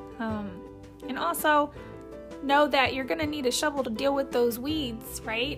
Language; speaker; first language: English; native; English